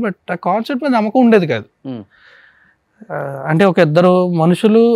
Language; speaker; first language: Telugu; native; Telugu